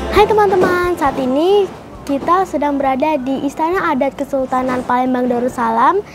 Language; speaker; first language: Indonesian; native; Indonesian